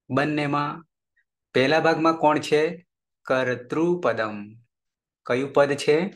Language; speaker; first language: Hindi; non-native, local second language; Gujarati